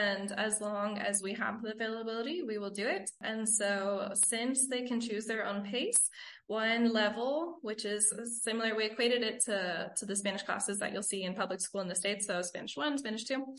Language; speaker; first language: English; native; English